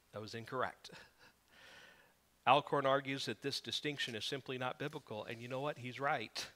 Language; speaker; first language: English; native; English